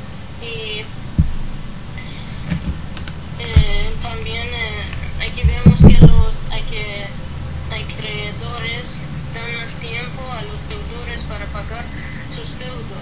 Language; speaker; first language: Spanish; non-native, learner; Persian